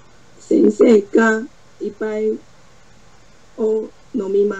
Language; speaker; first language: Japanese; non-native, learner; Chinese